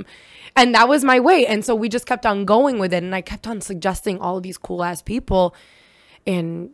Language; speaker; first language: English; early bilingual, other home language; Russian